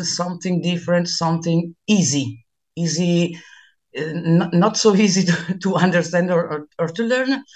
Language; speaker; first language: English; non-native, learner; Italian